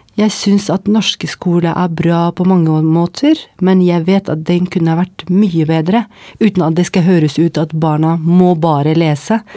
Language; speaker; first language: Norwegian; non-native, fluent; Arabic